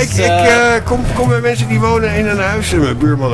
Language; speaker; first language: Dutch; native; Dutch